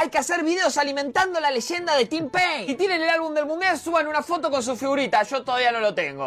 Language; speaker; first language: Spanish; native; Spanish